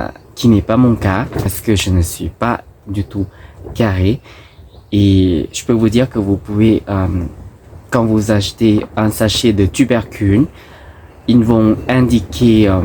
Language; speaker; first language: French; non-native, fluent; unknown